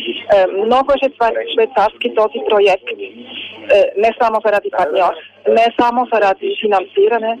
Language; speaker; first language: Bulgarian; non-native, learner; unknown